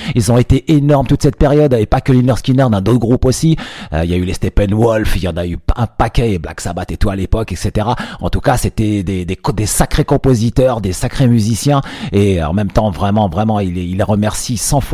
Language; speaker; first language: French; native; French